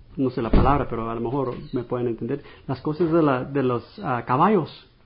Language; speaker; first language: Spanish; non-native, fluent; English